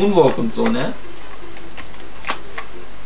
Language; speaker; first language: German; early bilingual, other home language; Turkish